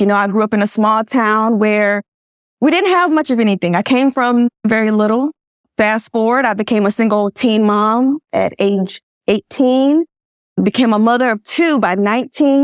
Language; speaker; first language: English; native; English